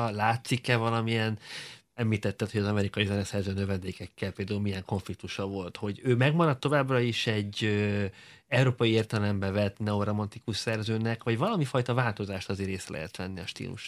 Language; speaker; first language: Hungarian; native; Hungarian